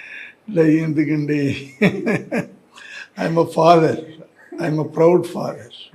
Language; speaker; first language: Telugu; non-native, learner; Tamil